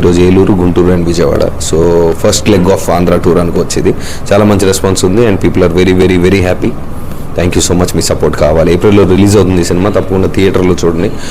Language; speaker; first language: Telugu; native; Telugu